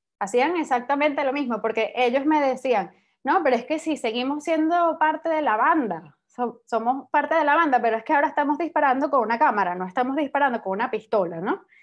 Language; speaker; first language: Spanish; native; Spanish